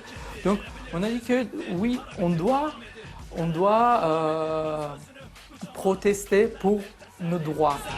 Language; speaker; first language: French; non-native, fluent; Azerbaijani